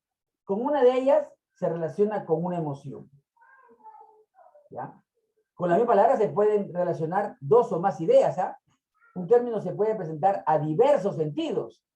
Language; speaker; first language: Spanish; native; Spanish